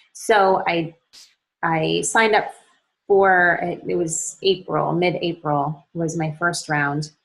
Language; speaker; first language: English; native; English